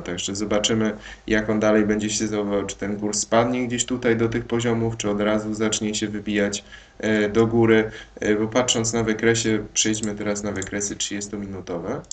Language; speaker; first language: Polish; native; Polish